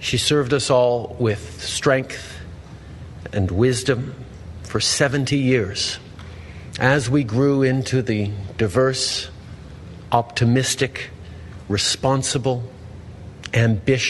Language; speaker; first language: English; native; English